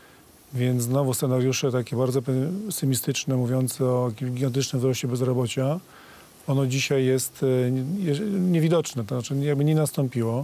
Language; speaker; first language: Polish; native; Polish